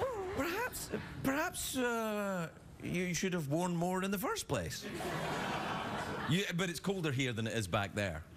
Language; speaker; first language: English; native; English